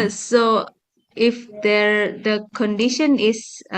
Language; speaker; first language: English; non-native, fluent; Indonesian